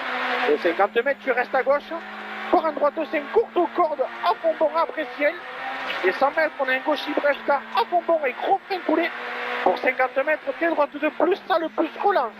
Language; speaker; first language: French; native; French